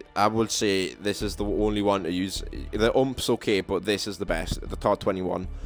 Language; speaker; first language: English; native; English